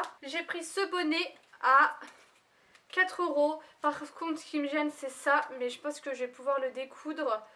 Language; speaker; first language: French; native; French